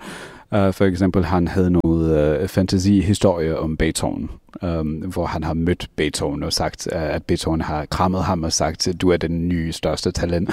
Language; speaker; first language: Danish; non-native, fluent; English